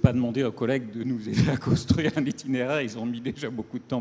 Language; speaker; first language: French; native; French